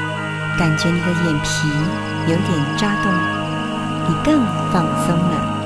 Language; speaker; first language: Chinese; native; Chinese